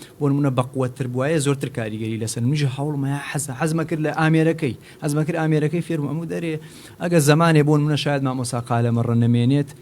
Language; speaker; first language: Central Kurdish; non-native, local second language; Gurani